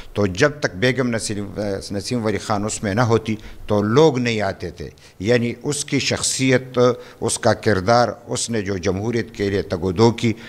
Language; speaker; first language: Urdu; non-native, local second language; Pashto